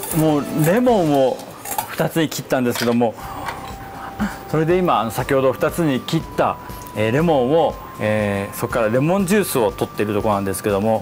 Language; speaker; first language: Japanese; native; Japanese